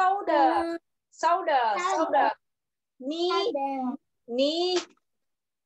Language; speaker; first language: English; non-native, learner; Vietnamese